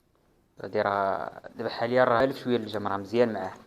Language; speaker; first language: Arabic; native; Arabic